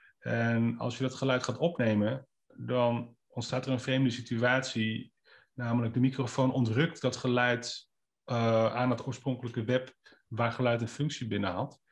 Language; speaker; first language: Dutch; native; Dutch